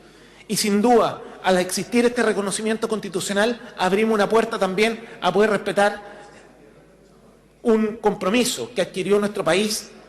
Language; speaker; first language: Spanish; native; Spanish